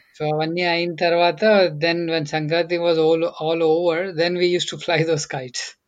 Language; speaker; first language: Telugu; native; Telugu